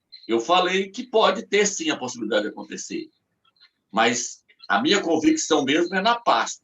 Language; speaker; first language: Portuguese; native; Portuguese